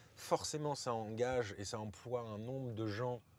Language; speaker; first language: French; native; French